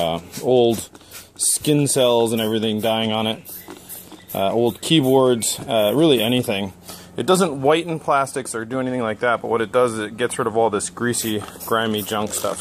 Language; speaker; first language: English; native; English